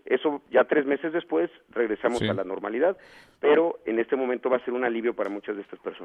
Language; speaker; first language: Spanish; native; Spanish